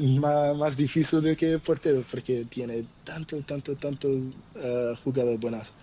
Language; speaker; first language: Spanish; non-native, learner; Portuguese